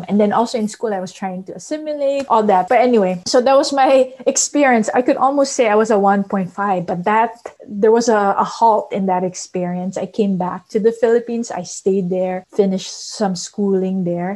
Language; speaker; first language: English; non-native, local second language; Filipino